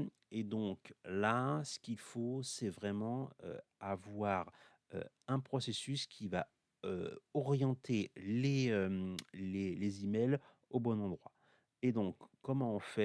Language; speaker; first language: French; native; French